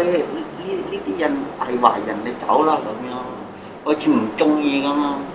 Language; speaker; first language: Cantonese; non-native, fluent; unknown